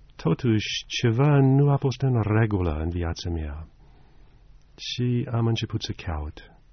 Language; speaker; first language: Romanian; non-native, fluent; English